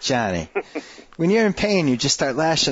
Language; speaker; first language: English; native; English